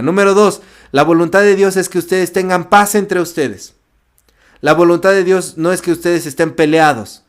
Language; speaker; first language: Spanish; native; Spanish